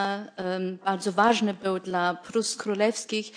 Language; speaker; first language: Polish; non-native, fluent; German